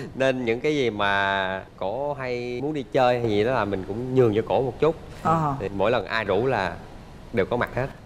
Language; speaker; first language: Vietnamese; native; Vietnamese